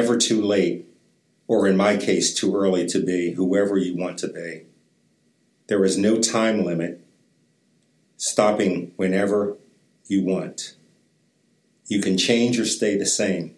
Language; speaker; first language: English; native; English